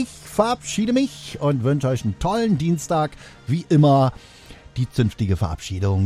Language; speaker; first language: German; native; German